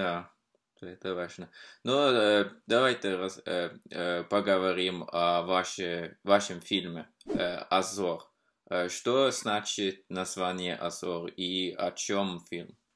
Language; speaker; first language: Russian; non-native, fluent; Norwegian